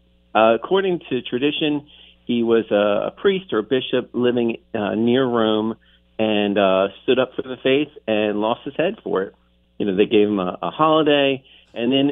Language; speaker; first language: English; native; English